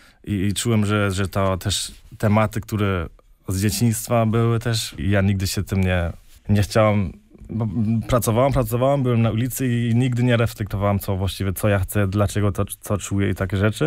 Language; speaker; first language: Polish; early bilingual, heritage; German